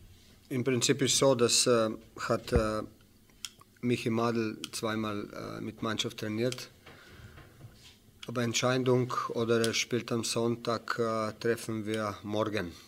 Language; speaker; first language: German; non-native, fluent; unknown